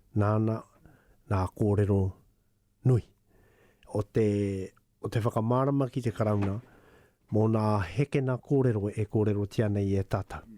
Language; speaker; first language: Māori; native; Māori